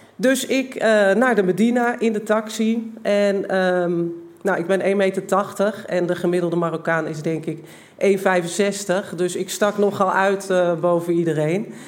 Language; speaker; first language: Dutch; native; Dutch